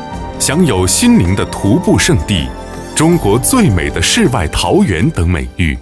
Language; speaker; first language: Chinese; native; Chinese